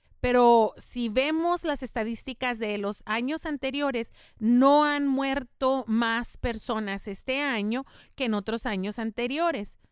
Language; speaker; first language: Spanish; native; Spanish